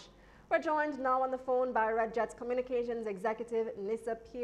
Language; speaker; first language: English; native; English